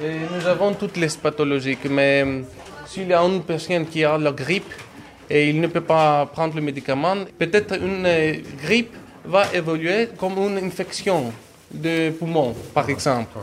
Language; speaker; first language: French; non-native, learner; Greek